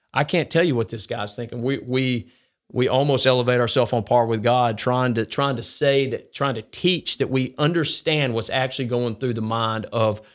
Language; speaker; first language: English; native; English